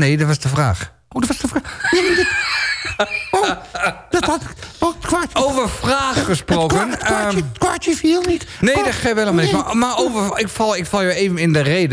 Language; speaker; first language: Dutch; native; Dutch